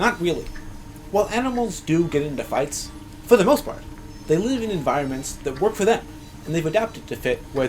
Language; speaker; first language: English; native; English